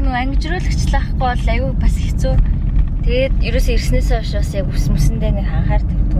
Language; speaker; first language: Mongolian; native; Mongolian